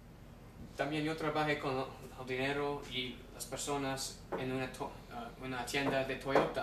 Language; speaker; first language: Spanish; non-native, learner; English